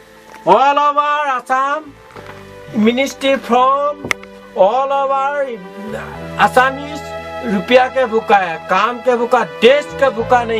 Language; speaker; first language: Hindi; non-native, local second language; Assamese